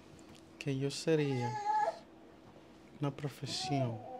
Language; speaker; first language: Spanish; early bilingual, heritage; Spanish